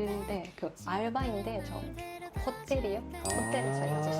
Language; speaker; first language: Korean; non-native, learner; Japanese